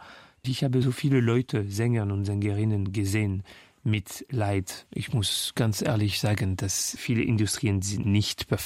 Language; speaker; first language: German; non-native, fluent; French